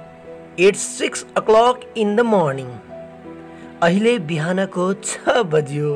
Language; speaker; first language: English; non-native, learner; Nepali